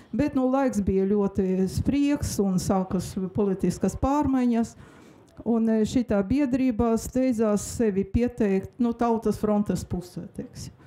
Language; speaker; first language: Latvian; non-native, local second language; Russian